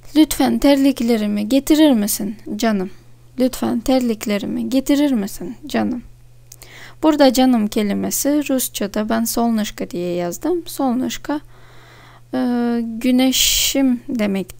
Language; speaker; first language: Turkish; non-native, fluent; Russian